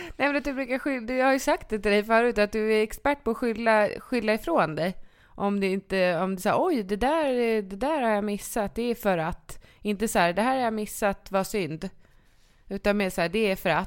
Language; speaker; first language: Swedish; native; Swedish